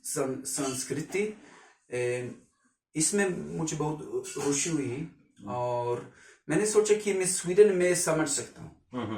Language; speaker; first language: Hindi; non-native, learner; Swedish